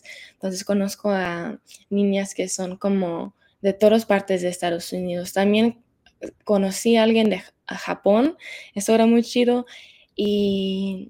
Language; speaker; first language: Spanish; early bilingual, heritage; Spanish